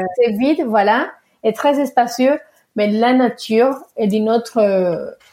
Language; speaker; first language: French; early bilingual, other home language; Spanish